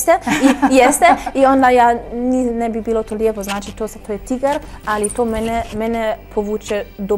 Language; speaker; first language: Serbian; early bilingual, heritage; German